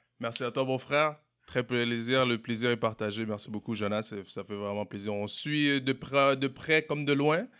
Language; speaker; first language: French; native; French